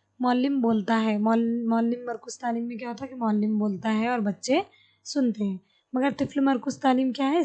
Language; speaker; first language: Urdu; native; Urdu